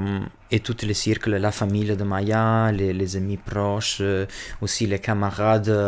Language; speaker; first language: French; non-native, fluent; Albanian